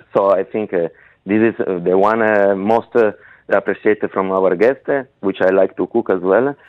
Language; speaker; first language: English; non-native, learner; Italian